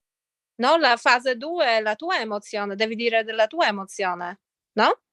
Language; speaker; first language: Italian; non-native, fluent; Polish